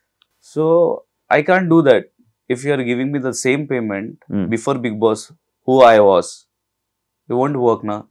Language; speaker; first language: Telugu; non-native, local second language; Urdu